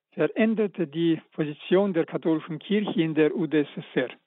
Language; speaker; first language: German; early bilingual, other home language; Russian